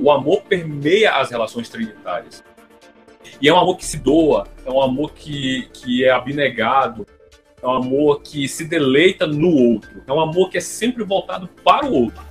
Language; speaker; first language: Portuguese; native; Portuguese